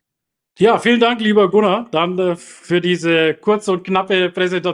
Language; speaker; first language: German; native; German